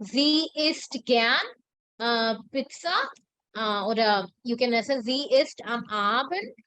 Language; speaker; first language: German; non-native, fluent; Hindi